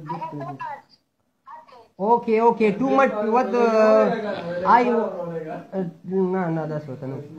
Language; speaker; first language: English; non-native, learner; Urdu